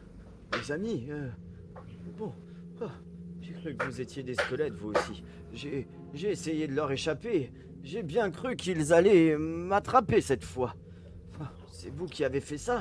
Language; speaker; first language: French; native; French